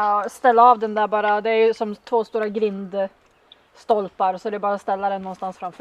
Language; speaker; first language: Swedish; native; Swedish